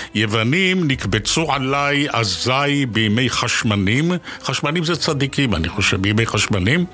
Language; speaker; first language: Hebrew; native; Hebrew